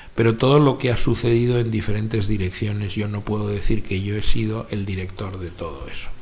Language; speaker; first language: Spanish; native; Spanish